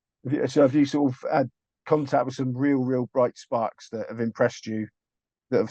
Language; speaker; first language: English; native; English